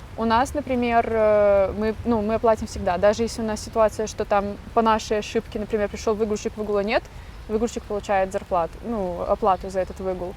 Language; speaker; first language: Russian; native; Russian